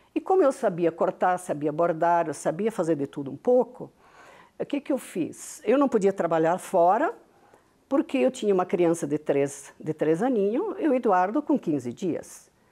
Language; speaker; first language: Portuguese; non-native, local second language; Venetian